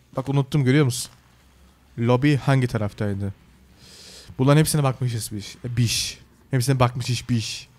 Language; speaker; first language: Turkish; early bilingual, heritage; Turkish